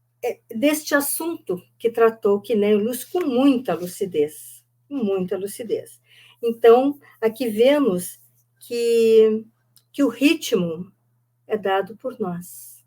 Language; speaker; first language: Portuguese; native; Portuguese